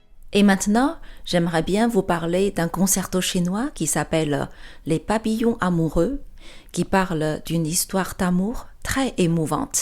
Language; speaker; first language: French; non-native, fluent; Chinese